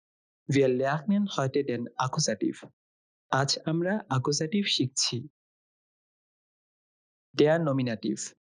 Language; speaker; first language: German; non-native, fluent; Bangla